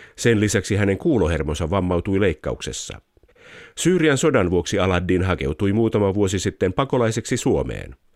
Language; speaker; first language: Finnish; native; Finnish